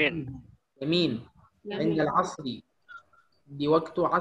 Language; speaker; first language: Arabic; non-native, fluent; Indonesian